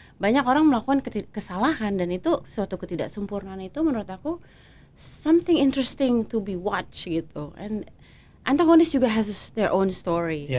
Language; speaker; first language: Indonesian; native; Indonesian